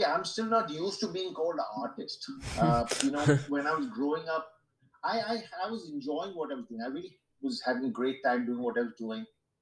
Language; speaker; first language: English; non-native, local second language; Sindhi